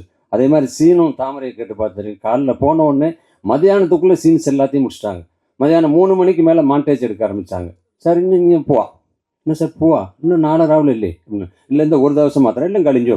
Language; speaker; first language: Tamil; native; Tamil